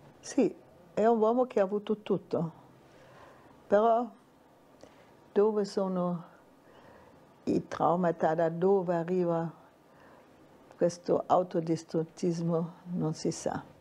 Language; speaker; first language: Italian; non-native, fluent; German